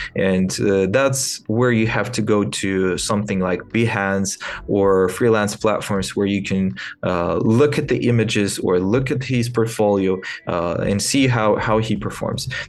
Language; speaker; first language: English; non-native, fluent; Ukrainian